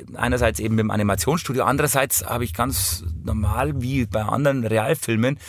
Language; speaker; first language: German; native; German